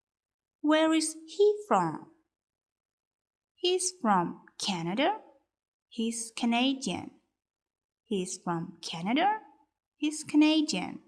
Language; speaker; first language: English; non-native, fluent; Kyrgyz